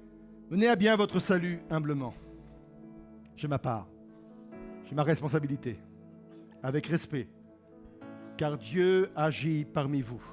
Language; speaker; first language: French; native; French